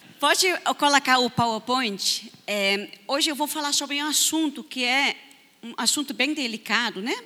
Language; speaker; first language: Portuguese; non-native, fluent; Dutch